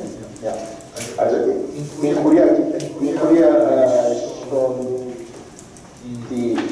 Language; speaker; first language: German; non-native, learner; Korean